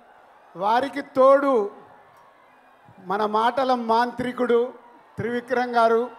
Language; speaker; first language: Telugu; native; Telugu